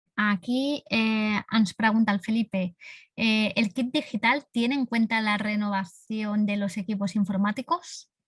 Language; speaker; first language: Spanish; non-native, local second language; Catalan